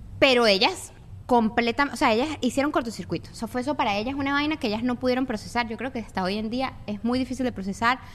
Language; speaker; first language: Spanish; native; Spanish